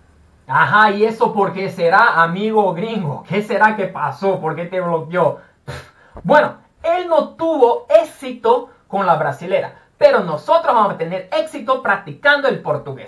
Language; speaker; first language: Spanish; non-native, fluent; Portuguese